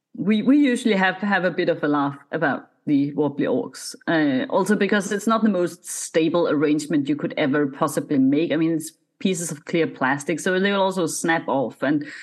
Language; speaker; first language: English; non-native, fluent; Danish